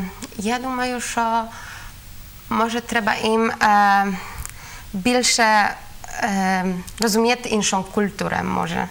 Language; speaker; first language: Ukrainian; non-native, learner; Polish